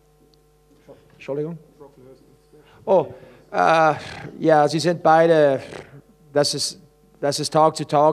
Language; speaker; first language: German; non-native, fluent; English